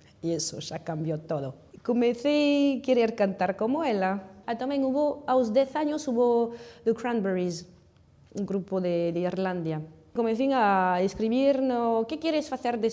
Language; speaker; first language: Galician; non-native, fluent; French